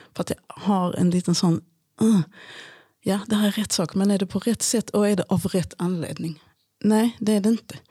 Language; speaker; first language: Swedish; early bilingual, other home language; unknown